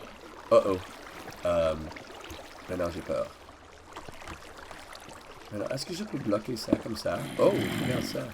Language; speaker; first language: French; non-native, learner; English